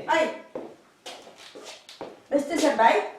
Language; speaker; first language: Basque; non-native, learner; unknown